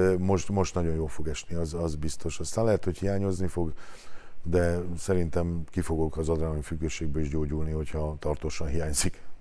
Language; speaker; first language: Hungarian; native; Hungarian